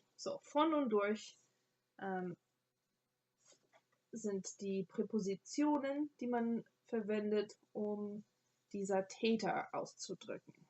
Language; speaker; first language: German; non-native, fluent; English